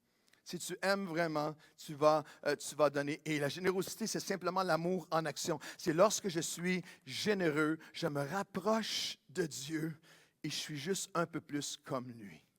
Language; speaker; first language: French; native; French